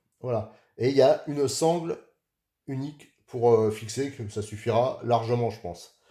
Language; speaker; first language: French; native; French